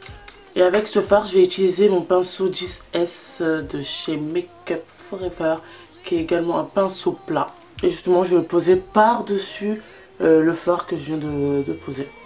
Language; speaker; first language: French; native; French